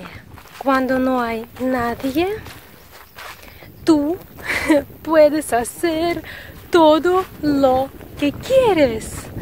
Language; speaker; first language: Spanish; non-native, learner; Russian